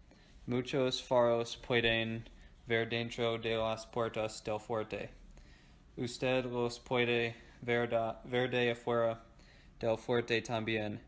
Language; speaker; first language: Spanish; non-native, learner; English